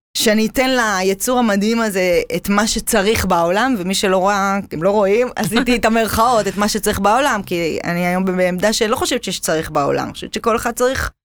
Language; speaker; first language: Hebrew; native; Hebrew